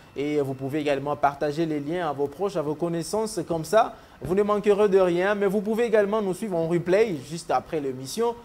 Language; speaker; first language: French; native; French